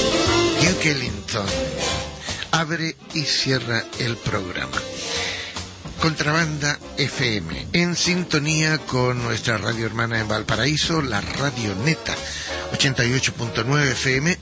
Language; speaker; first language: Spanish; native; Spanish